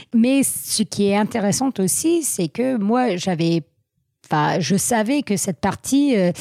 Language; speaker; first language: French; non-native, fluent; English